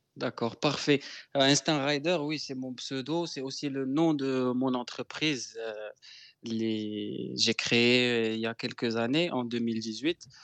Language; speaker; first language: French; non-native, local second language; Arabic